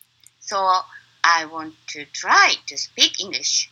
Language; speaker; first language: English; non-native, learner; Japanese